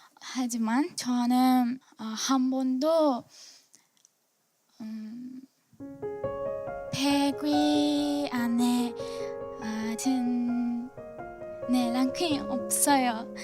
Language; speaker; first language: Korean; non-native, learner; Japanese